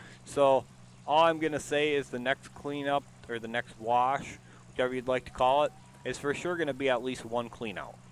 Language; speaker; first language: English; native; English